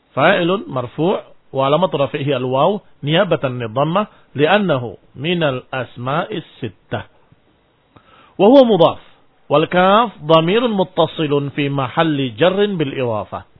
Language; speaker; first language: Arabic; non-native, fluent; Indonesian